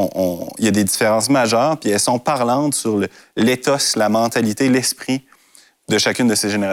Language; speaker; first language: French; native; French